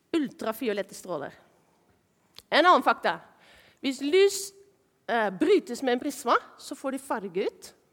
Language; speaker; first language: Norwegian; non-native, fluent; Dutch